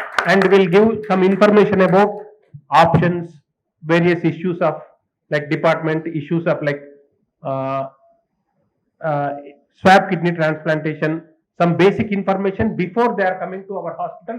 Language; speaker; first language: English; non-native, local second language; Telugu